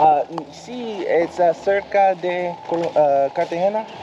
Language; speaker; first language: Spanish; non-native, learner; English